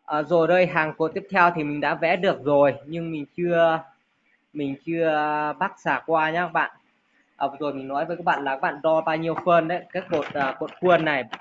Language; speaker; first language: Vietnamese; native; Vietnamese